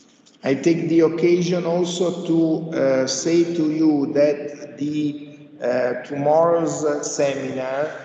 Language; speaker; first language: English; non-native, fluent; Italian